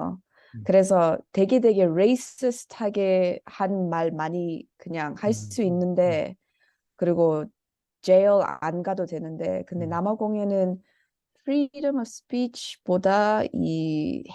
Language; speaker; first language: Korean; early bilingual, heritage; Korean